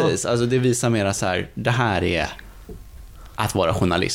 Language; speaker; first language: Swedish; native; Swedish